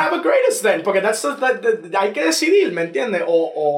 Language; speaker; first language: English; non-native, local second language; Spanish